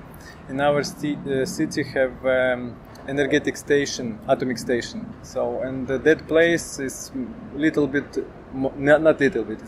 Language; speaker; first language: English; non-native, learner; Ukrainian